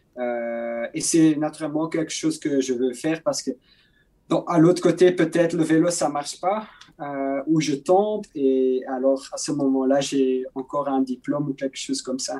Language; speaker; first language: French; non-native, local second language; Dutch